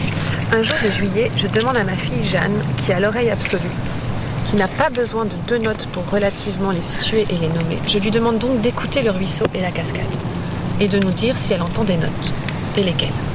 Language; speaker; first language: French; native; French